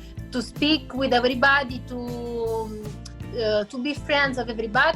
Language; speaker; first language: English; non-native, fluent; Italian